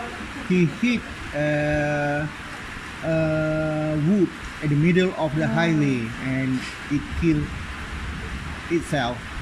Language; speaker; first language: English; non-native, local second language; Malay